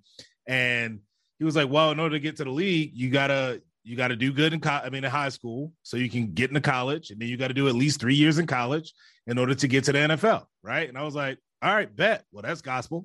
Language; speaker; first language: English; native; English